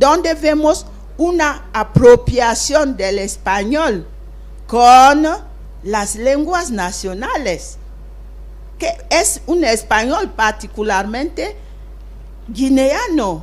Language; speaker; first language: Spanish; non-native, fluent; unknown